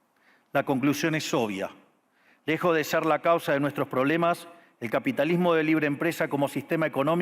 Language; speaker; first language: Spanish; native; Spanish